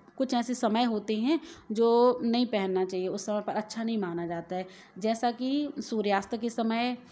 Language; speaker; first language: Hindi; native; Hindi